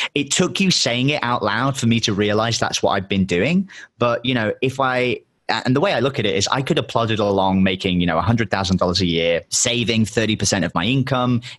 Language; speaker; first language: English; native; English